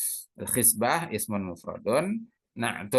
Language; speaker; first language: Arabic; non-native, fluent; Indonesian